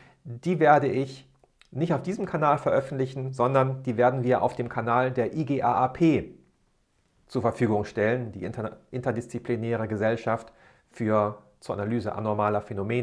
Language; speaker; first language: German; native; German